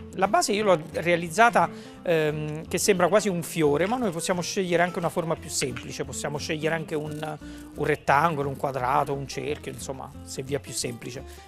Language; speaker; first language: Italian; native; Italian